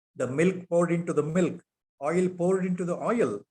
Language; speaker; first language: English; non-native, local second language; Kannada